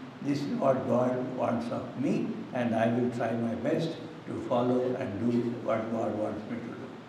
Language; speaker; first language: English; non-native, local second language; Telugu